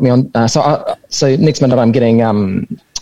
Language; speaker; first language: English; native; English